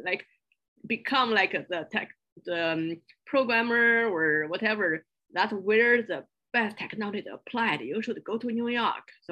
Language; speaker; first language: English; non-native, fluent; Chinese